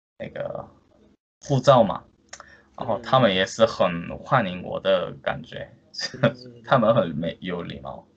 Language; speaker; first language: Chinese; non-native, fluent; Korean